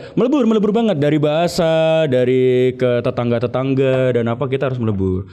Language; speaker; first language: Indonesian; native; Indonesian